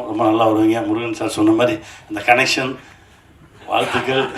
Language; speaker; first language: Tamil; native; Tamil